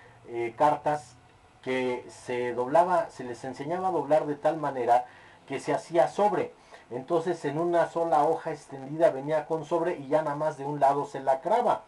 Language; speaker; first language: Spanish; native; Spanish